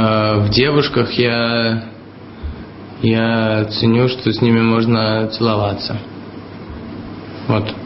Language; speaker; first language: Russian; early bilingual, heritage; Russian